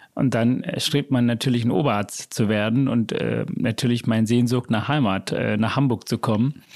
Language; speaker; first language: German; early bilingual, other home language; Sinhala